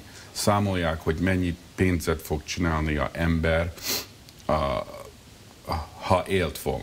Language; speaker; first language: Hungarian; early bilingual, heritage; Hungarian